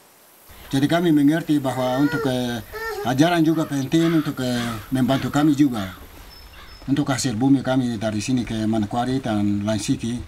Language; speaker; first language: Indonesian; non-native, local second language; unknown